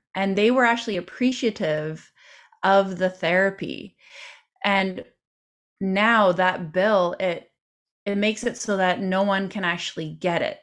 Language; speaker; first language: English; native; English